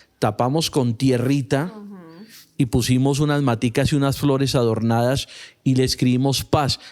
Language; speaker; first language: Spanish; native; Spanish